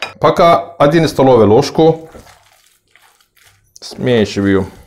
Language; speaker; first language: Russian; non-native, learner; Turkish